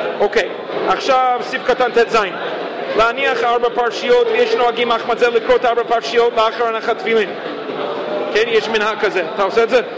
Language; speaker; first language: Hebrew; non-native, fluent; English